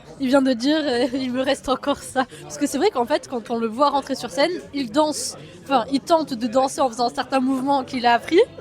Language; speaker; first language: French; native; French